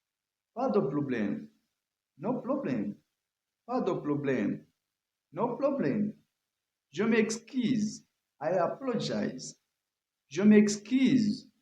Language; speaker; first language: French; non-native, learner; Kinyarwanda